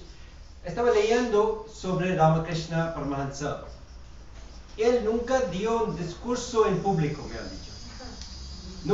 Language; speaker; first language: Spanish; non-native, fluent; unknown